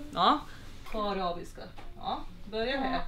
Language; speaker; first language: Swedish; non-native, fluent; Slovenian